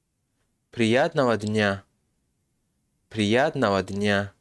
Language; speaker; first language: Russian; non-native, local second language; Tajik